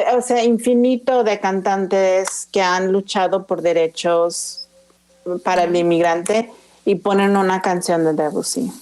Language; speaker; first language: Spanish; early bilingual, other home language; English